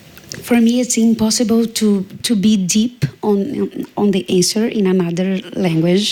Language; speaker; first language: English; non-native, learner; Portuguese